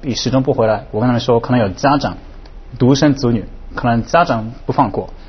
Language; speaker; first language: Chinese; non-native, fluent; Japanese